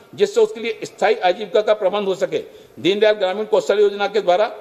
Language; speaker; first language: Hindi; native; Hindi